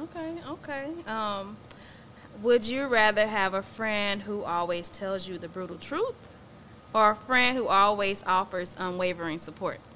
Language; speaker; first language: English; native; English